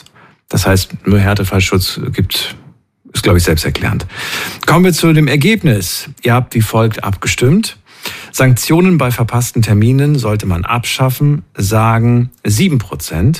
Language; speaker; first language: German; native; German